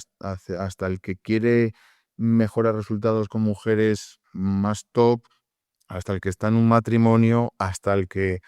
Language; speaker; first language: Spanish; native; Spanish